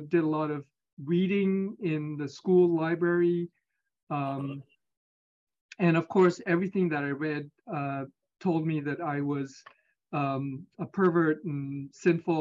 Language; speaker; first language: English; native; English